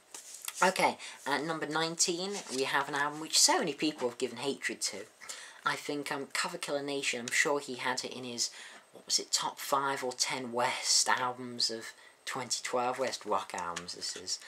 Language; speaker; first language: English; native; English